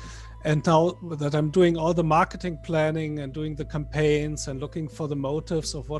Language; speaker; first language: English; non-native, fluent; German